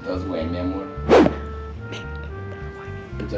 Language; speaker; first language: Spanish; native; Spanish